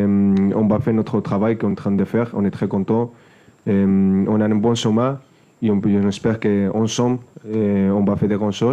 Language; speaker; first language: French; non-native, fluent; Spanish